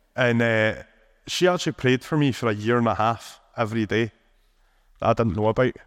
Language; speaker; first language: English; native; English